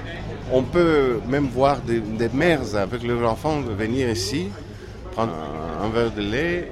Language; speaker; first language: French; non-native, fluent; Greek